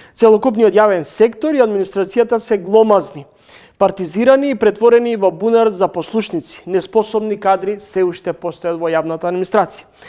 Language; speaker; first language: Macedonian; native; Macedonian